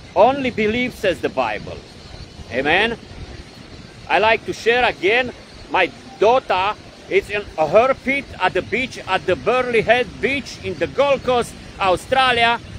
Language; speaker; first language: English; non-native, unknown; Romanian